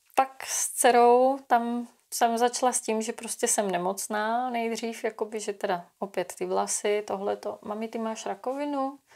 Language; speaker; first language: Czech; native; Czech